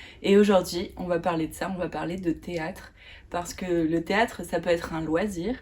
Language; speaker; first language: French; native; French